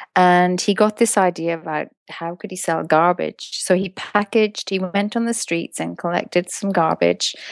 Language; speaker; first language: English; native; English